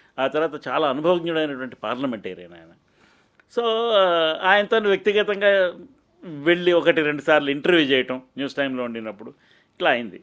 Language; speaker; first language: Telugu; native; Telugu